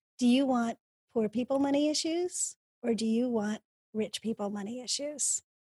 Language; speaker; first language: English; early bilingual, other home language; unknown